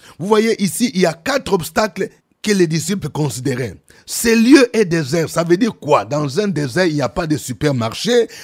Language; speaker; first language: French; non-native, local second language; Lingala